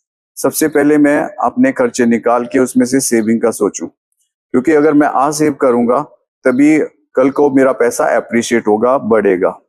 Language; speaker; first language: Hindi; native; Hindi